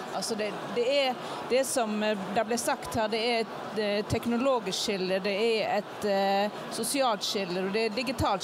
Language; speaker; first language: Norwegian; native; Norwegian